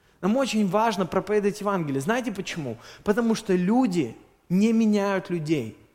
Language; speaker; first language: Russian; native; Russian